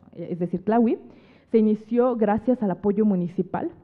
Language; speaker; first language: Spanish; native; Spanish